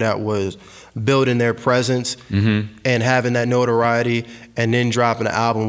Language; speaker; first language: English; native; English